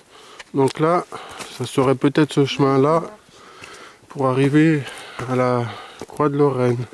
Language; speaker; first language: French; native; French